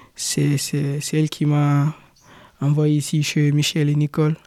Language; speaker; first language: French; non-native, local second language; Fula